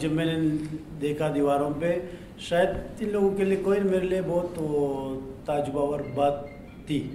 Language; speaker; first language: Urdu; non-native, local second language; Punjabi